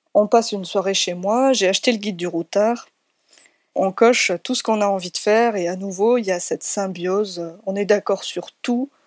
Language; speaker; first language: French; native; French